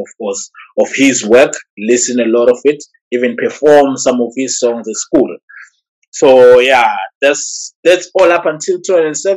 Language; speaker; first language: English; non-native, local second language; Zulu